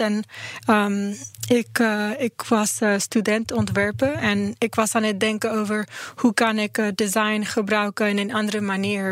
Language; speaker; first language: Dutch; non-native, learner; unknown